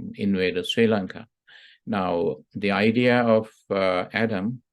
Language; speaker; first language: English; non-native, local second language; Sinhala